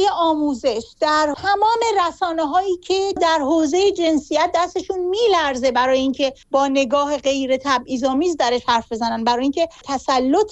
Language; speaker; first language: Persian; native; Persian